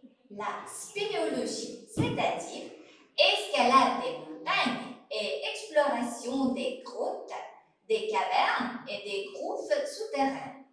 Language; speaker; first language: French; non-native, fluent; Uzbek